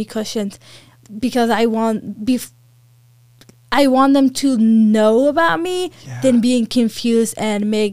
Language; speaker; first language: English; non-native, fluent; Persian